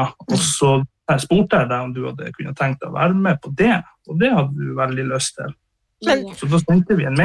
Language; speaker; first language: Norwegian; native; Norwegian